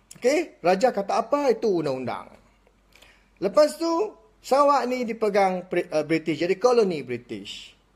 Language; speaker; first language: Malay; non-native, local second language; Iban